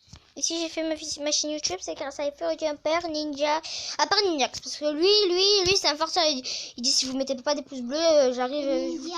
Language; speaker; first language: French; native; French